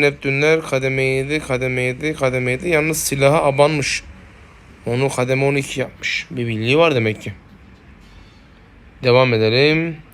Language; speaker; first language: Turkish; native; Turkish